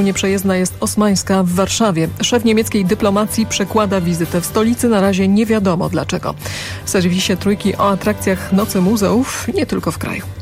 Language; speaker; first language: Polish; native; Polish